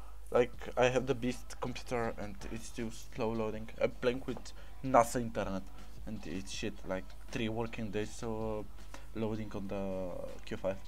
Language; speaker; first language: English; non-native, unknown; Bulgarian